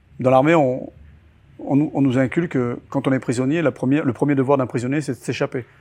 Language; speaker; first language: French; native; French